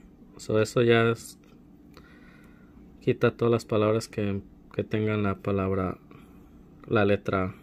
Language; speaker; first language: Spanish; early bilingual, heritage; Spanish